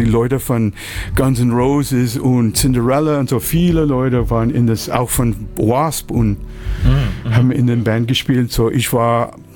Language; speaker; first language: German; non-native, fluent; English